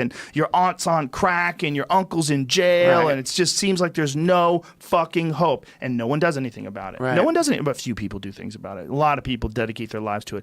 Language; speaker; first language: English; native; English